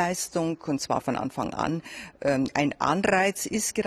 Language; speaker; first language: German; native; German